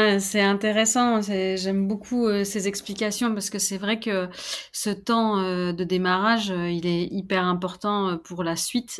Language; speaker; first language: French; native; French